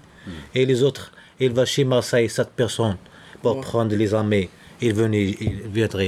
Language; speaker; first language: French; non-native, learner; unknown